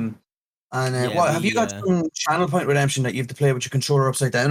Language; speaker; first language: English; native; English